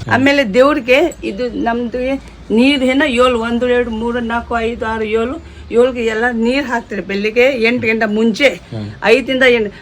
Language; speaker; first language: Kannada; non-native, local second language; Tibetan